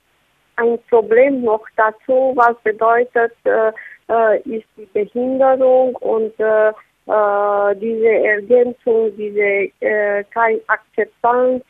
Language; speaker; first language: German; non-native, learner; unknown